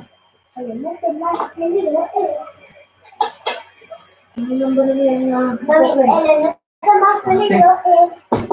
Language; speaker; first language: Spanish; early bilingual, other home language; Filipino